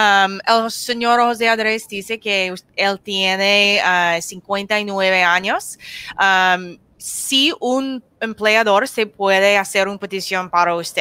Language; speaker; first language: Spanish; non-native, learner; English